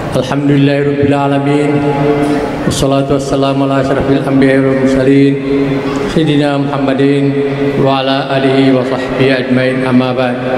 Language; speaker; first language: Indonesian; non-native, local second language; Buginese